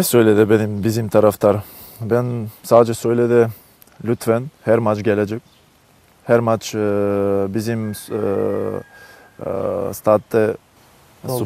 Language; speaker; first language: Turkish; non-native, learner; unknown